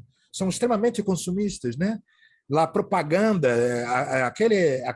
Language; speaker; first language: Portuguese; native; Portuguese